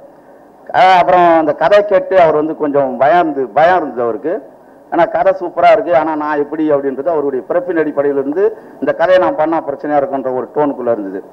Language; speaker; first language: Tamil; native; Tamil